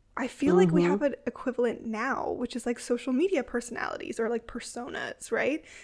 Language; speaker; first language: English; native; English